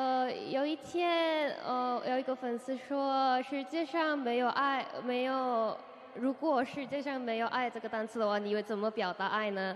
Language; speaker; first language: Chinese; non-native, learner; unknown